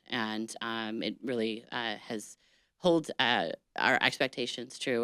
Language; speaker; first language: English; native; English